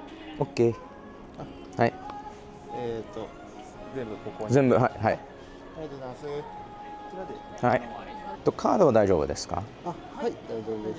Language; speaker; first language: Japanese; non-native, learner; English